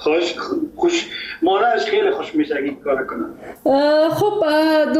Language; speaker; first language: Persian; native; Persian